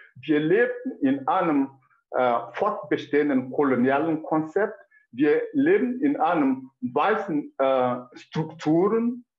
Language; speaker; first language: German; non-native, fluent; Mossi